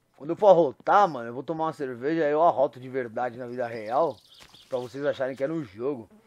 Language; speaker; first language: Portuguese; native; Portuguese